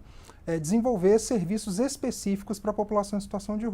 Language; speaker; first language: Portuguese; native; Portuguese